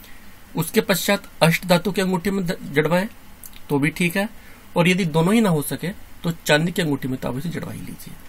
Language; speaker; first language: Hindi; native; Hindi